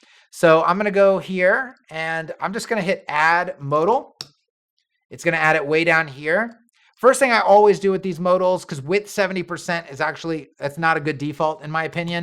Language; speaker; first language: English; native; English